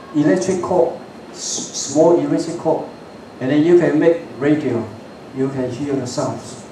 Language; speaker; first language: English; non-native, learner; Cantonese